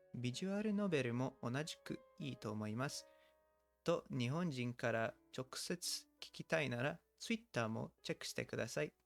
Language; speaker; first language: Japanese; non-native, learner; English